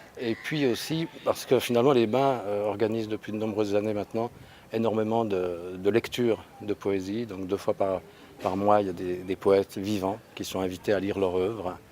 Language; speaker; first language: French; native; French